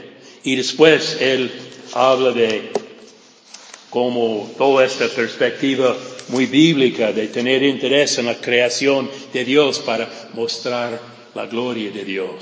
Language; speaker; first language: Spanish; non-native, fluent; English